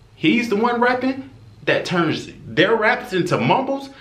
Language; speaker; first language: English; native; English